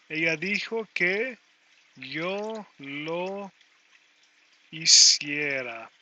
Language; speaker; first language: Spanish; non-native, fluent; English